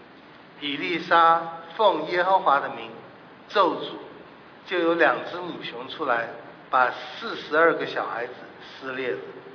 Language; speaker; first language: Chinese; native; Chinese